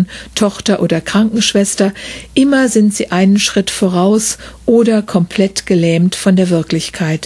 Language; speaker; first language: German; native; German